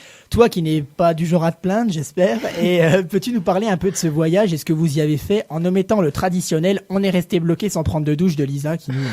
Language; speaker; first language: French; native; French